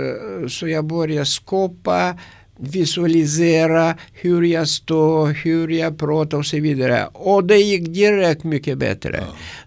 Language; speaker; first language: Swedish; non-native, learner; Russian